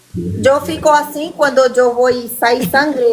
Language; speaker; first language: Spanish; non-native, learner; Portuguese